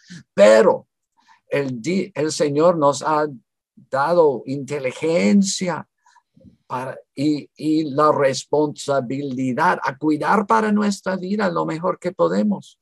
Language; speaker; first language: Spanish; non-native, fluent; English